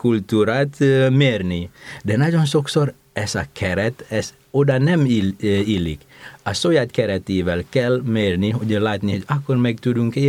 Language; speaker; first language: Hungarian; non-native, fluent; Indonesian